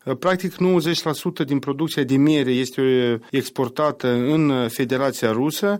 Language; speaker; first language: Romanian; native; Romanian